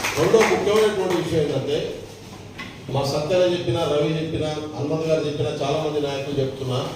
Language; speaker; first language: Telugu; non-native, local second language; Lambadi